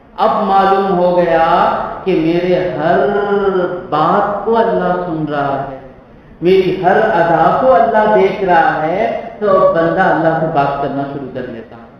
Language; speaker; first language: Urdu; native; Urdu